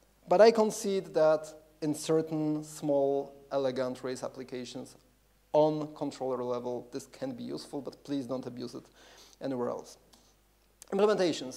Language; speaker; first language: English; non-native, fluent; Polish